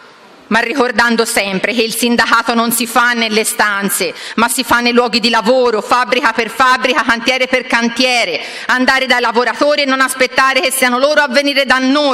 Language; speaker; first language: Italian; native; Italian